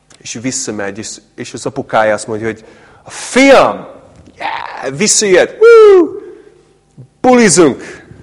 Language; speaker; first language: Hungarian; non-native, fluent; English